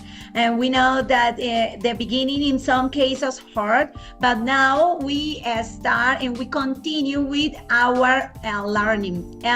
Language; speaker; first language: English; non-native, fluent; Spanish